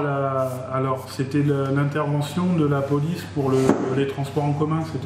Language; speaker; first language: French; native; French